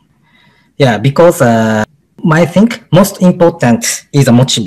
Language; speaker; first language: English; non-native, learner; Japanese